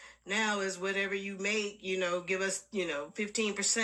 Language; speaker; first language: English; native; English